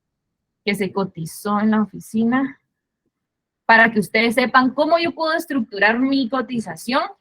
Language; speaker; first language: Spanish; native; Spanish